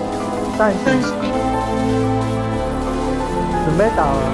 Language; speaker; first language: Chinese; native; Chinese